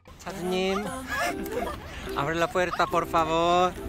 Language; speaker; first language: Spanish; non-native, learner; Korean